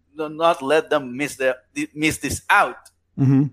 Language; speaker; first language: English; non-native, fluent; Spanish